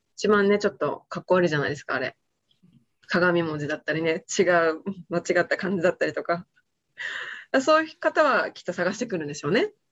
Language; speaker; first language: Japanese; native; Japanese